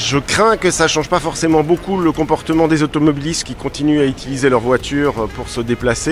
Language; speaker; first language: French; native; French